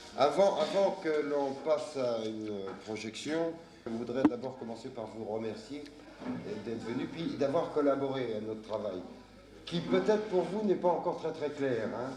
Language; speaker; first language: French; native; French